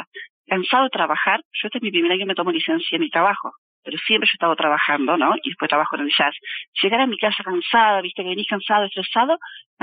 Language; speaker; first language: Spanish; native; Spanish